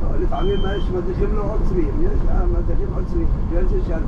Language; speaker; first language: Hebrew; non-native, local second language; Arabic